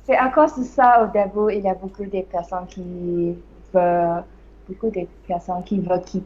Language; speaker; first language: French; non-native, learner; English